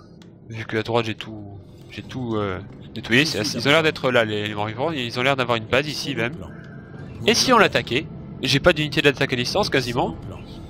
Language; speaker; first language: French; native; French